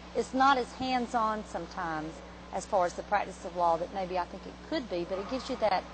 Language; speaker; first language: English; native; English